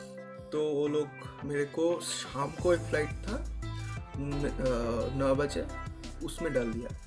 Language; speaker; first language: Hindi; non-native, local second language; Bangla